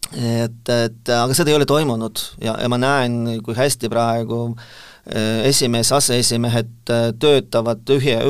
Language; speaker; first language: Estonian; non-native, local second language; Russian